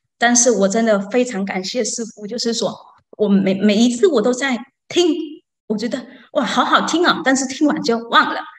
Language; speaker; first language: Chinese; non-native, fluent; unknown